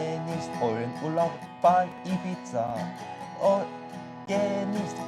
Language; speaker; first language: German; non-native, learner; English